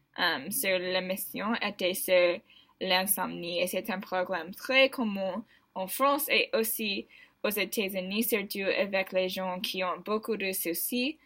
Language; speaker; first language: French; non-native, learner; English